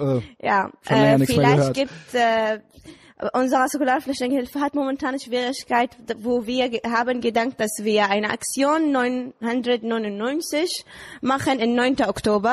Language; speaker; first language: German; non-native, learner; Arabic